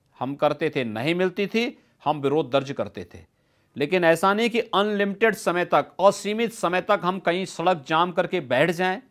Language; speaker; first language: Hindi; native; Hindi